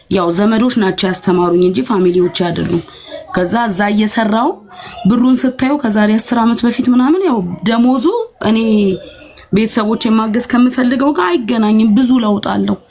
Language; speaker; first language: Amharic; native; Amharic